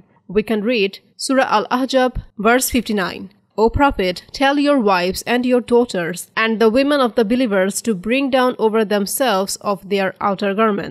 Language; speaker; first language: English; non-native, fluent; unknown